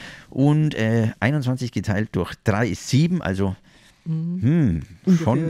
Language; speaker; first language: German; native; German